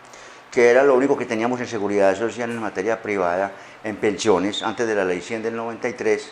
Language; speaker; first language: Spanish; native; Spanish